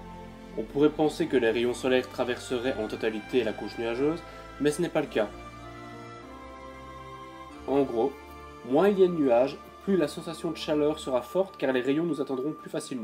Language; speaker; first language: French; native; French